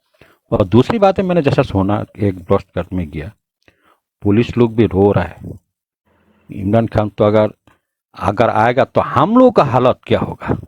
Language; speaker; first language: Hindi; non-native, learner; Bangla